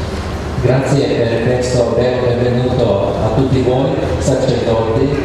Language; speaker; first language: Italian; non-native, fluent; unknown